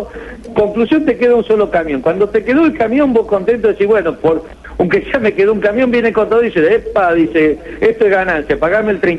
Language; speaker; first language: Spanish; native; Spanish